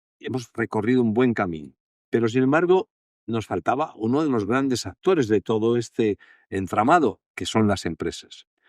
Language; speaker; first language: Spanish; native; Spanish